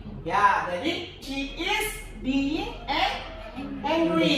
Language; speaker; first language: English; non-native, fluent; Indonesian